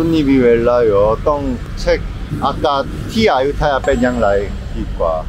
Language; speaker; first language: Thai; non-native, learner; Korean